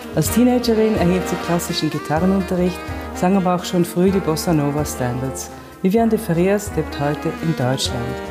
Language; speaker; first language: German; native; German